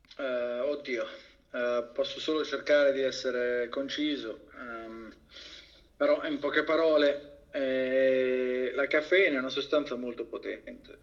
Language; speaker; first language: Italian; native; Italian